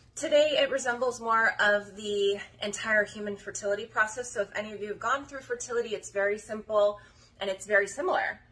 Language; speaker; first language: English; native; English